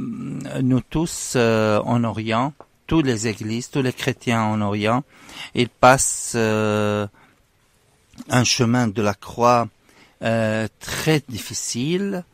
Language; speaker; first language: French; non-native, fluent; Arabic